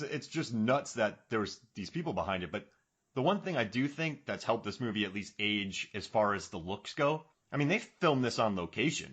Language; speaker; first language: English; native; English